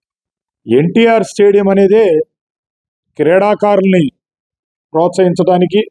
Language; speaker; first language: Telugu; native; Telugu